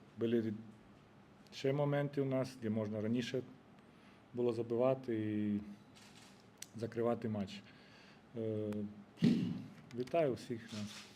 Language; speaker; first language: Ukrainian; non-native, fluent; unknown